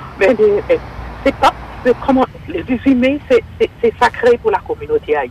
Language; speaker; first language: French; non-native, local second language; Haitian Creole